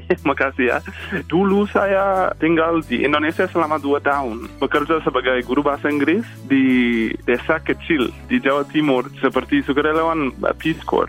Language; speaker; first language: Indonesian; non-native, fluent; English